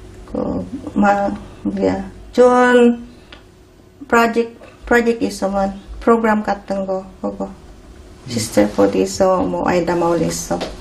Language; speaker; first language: Korean; non-native, learner; Filipino